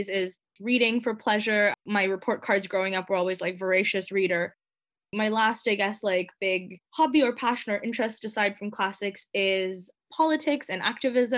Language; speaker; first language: English; native; English